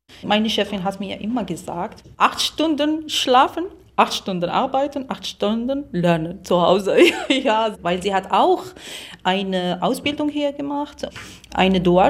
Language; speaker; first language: German; non-native, learner; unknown